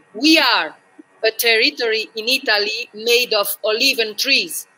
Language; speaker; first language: English; non-native, learner; French